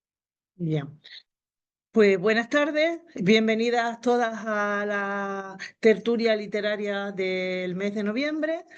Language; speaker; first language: Spanish; native; Spanish